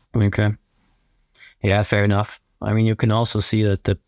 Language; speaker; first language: English; non-native, fluent; German